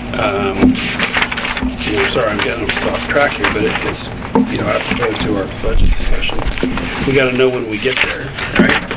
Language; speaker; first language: English; native; English